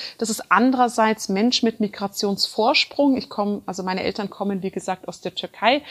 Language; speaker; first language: German; early bilingual, other home language; Turkish